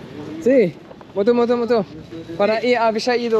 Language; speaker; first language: Spanish; non-native, learner; French